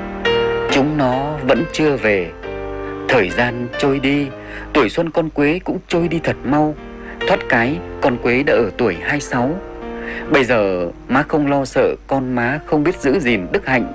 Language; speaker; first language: Vietnamese; native; Vietnamese